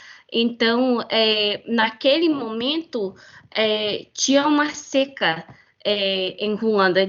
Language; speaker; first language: Portuguese; non-native, fluent; English